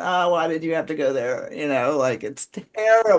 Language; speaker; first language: English; native; English